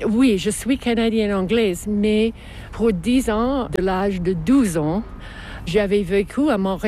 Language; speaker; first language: French; non-native, local second language; English